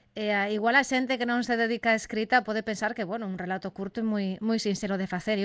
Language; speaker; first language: Galician; native; Galician